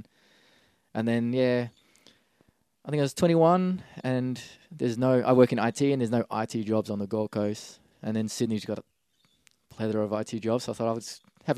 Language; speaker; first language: English; native; English